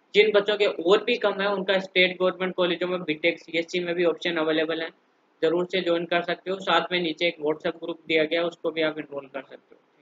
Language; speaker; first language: Hindi; native; Hindi